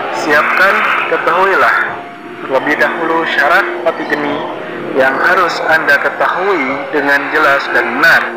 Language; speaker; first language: Indonesian; non-native, local second language; Sundanese